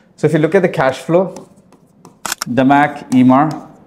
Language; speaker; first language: English; early bilingual, heritage; Arabic